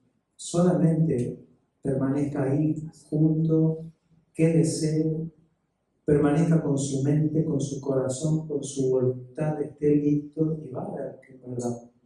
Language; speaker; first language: Spanish; native; Spanish